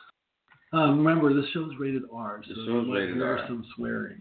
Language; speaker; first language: English; native; English